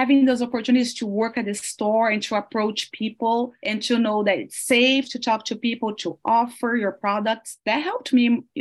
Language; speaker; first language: English; non-native, fluent; Portuguese